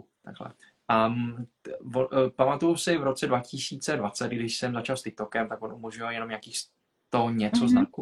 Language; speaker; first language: Czech; early bilingual, other home language; Vietnamese